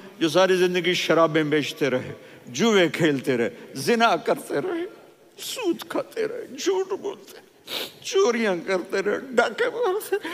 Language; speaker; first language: Urdu; non-native, local second language; Punjabi